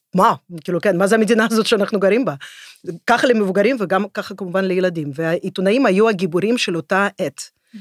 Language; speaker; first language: Hebrew; non-native, fluent; Russian